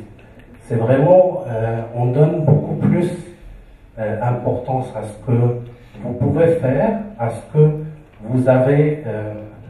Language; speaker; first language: French; non-native, local second language; Arabic